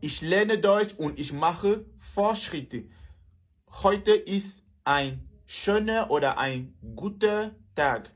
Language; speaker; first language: German; non-native, learner; French